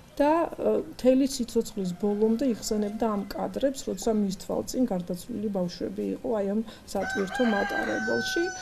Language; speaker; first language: Georgian; native; Georgian